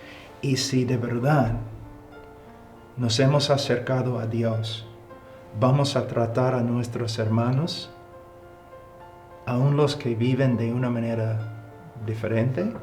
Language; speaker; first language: Spanish; non-native, fluent; English